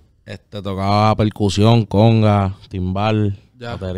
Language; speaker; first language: Spanish; native; Spanish